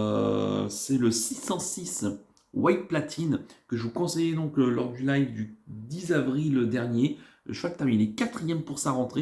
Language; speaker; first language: French; native; French